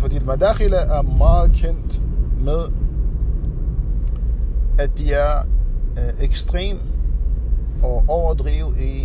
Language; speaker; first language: Danish; non-native, fluent; Arabic